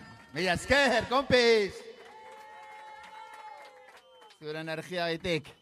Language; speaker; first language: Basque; non-native, local second language; Spanish